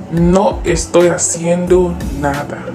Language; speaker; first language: Spanish; non-native, learner; Haitian Creole